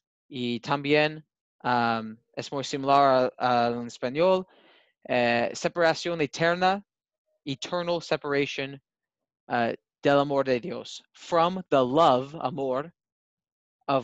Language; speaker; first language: Spanish; non-native, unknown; English